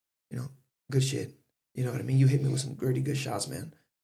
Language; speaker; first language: English; early bilingual, other home language; Spanish